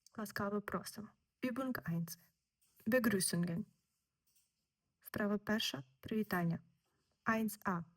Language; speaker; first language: Ukrainian; native; Ukrainian